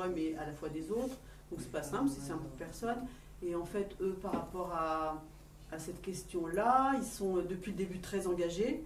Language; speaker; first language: French; native; French